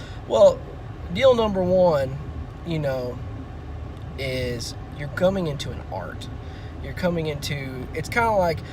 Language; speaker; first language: English; native; English